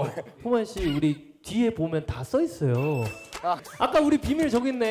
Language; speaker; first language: Korean; native; Korean